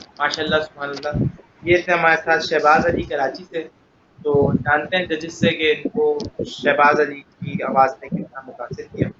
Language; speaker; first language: Urdu; native; Urdu